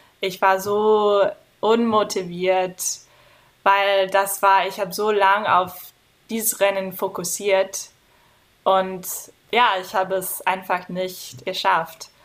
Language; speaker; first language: German; non-native, fluent; English